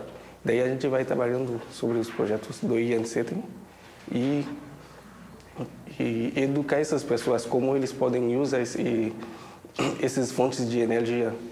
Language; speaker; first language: Portuguese; non-native, fluent; Haitian Creole